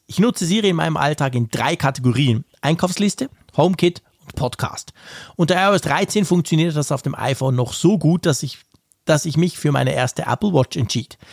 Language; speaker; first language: German; native; German